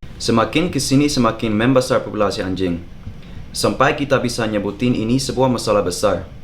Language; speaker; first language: Indonesian; non-native, fluent; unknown